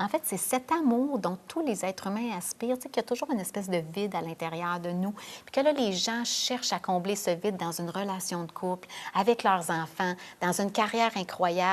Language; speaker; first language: French; native; French